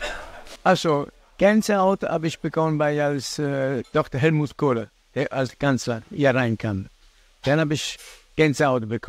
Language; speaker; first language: German; non-native, fluent; Italian